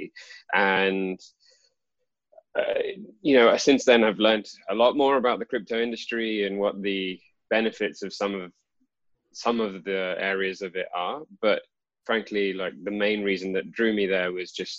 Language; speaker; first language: English; native; English